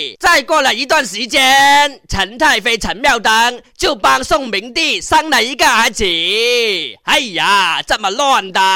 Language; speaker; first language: Chinese; non-native, local second language; Cantonese